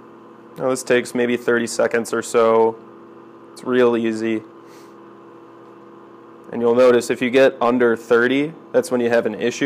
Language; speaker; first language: English; native; English